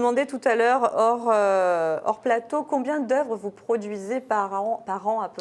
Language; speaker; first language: French; native; French